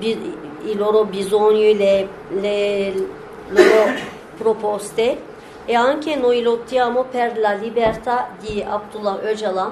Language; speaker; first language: Italian; non-native, fluent; Turkish